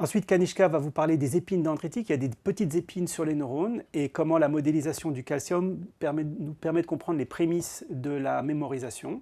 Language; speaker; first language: French; native; French